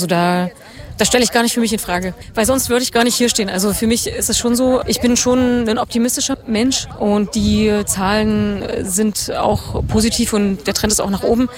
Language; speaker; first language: German; native; German